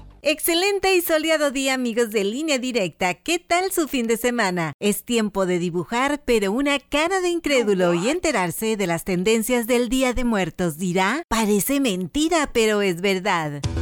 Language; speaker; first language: Spanish; native; Spanish